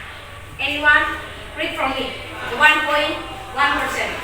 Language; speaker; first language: English; non-native, learner; Indonesian